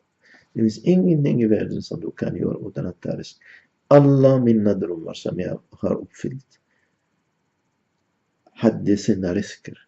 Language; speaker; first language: Swedish; non-native, fluent; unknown